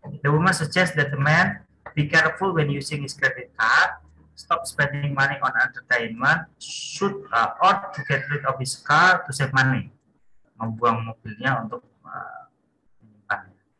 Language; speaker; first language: English; non-native, fluent; Indonesian